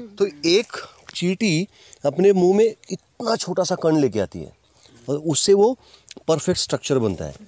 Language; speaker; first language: Hindi; non-native, local second language; Marathi